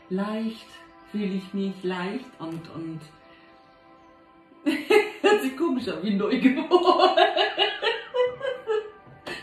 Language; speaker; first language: German; native; German